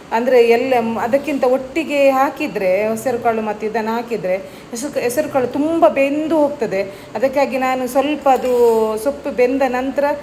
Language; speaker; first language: Kannada; non-native, local second language; Tulu